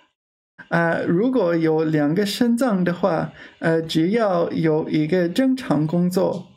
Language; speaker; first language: Chinese; non-native, learner; English